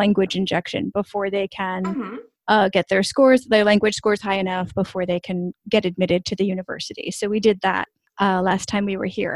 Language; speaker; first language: English; native; English